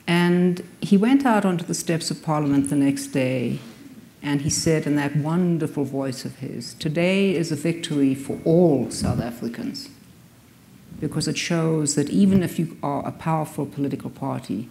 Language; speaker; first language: English; native; English